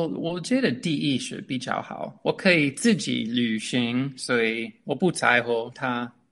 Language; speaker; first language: Chinese; non-native, fluent; English